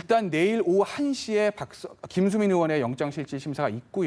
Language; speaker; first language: Korean; native; Korean